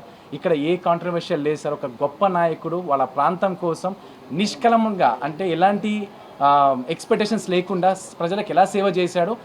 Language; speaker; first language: Telugu; native; Telugu